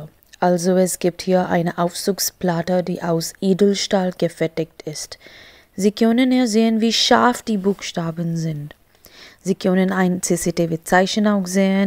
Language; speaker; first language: German; non-native, learner; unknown